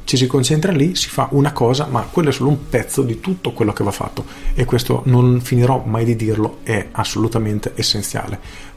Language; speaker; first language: Italian; native; Italian